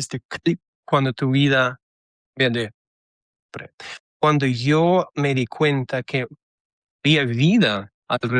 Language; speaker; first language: Spanish; non-native, fluent; Russian